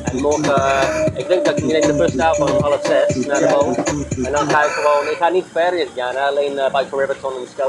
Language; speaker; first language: Dutch; non-native, learner; English